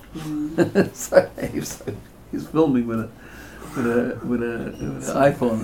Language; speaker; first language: English; native; English